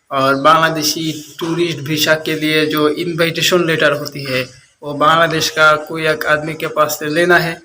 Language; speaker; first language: Hindi; non-native, learner; Bangla